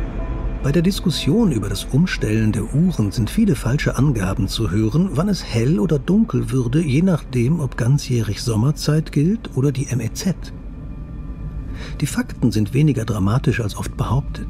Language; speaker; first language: German; native; German